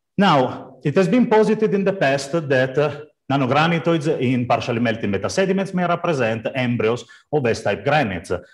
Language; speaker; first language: English; non-native, fluent; Italian